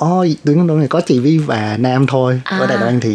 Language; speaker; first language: Vietnamese; non-native, learner; English